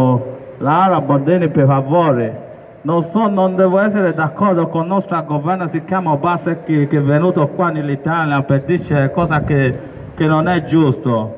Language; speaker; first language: Italian; non-native, learner; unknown